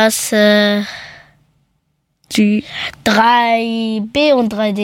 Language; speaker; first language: German; early bilingual, other home language; Persian